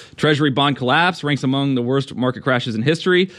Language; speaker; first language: English; native; English